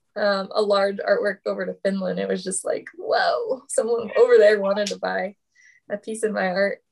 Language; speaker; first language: English; native; English